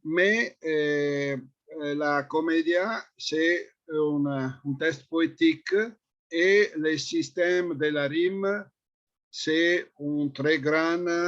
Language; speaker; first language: French; non-native, fluent; Italian